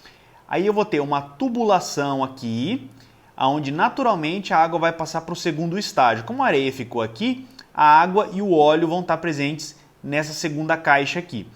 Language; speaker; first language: Portuguese; native; Portuguese